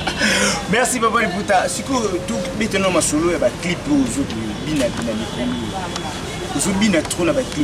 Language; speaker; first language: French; non-native, local second language; Lingala